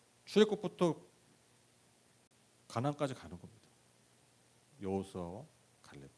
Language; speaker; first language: Korean; native; Korean